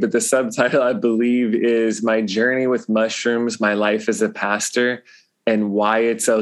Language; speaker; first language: English; native; English